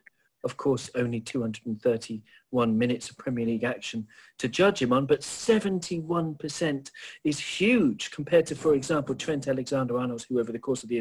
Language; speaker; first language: English; native; English